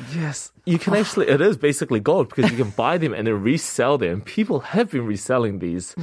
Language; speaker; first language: English; native; English